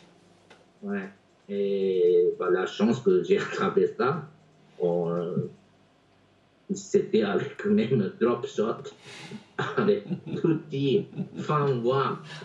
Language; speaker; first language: French; non-native, fluent; Japanese